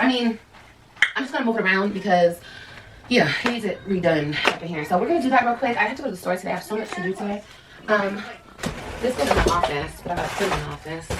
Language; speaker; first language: English; native; English